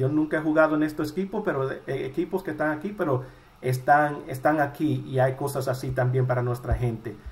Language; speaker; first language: Spanish; early bilingual, heritage; Spanish